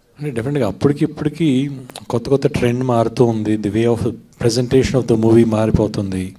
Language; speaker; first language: Telugu; native; Telugu